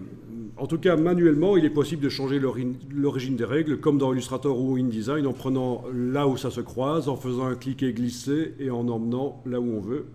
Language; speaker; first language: French; native; French